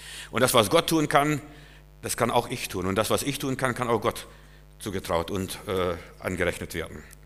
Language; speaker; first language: German; non-native, fluent; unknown